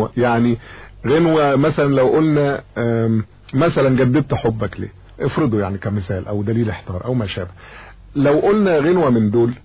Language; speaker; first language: Arabic; native; Arabic